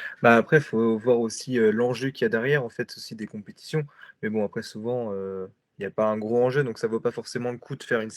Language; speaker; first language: French; native; French